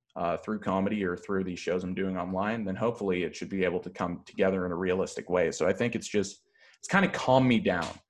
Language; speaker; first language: English; native; English